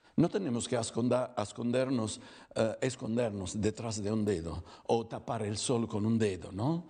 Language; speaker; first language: Spanish; non-native, fluent; Italian